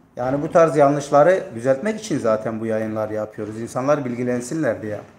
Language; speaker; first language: Turkish; non-native, local second language; Zaza